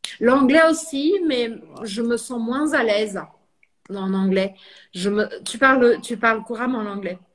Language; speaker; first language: French; early bilingual, heritage; French